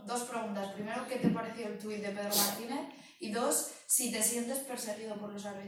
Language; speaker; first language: Spanish; native; Spanish